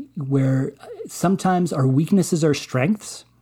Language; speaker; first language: English; native; English